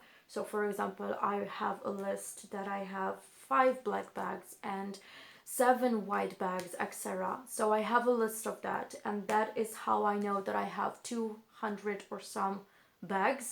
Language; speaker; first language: English; non-native, fluent; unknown